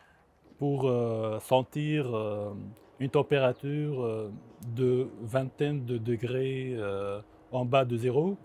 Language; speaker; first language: French; non-native, local second language; Arabic